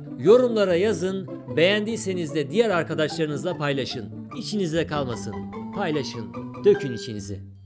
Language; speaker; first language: Turkish; native; Turkish